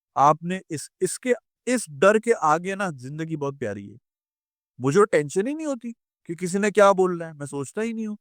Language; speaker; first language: Urdu; native; Urdu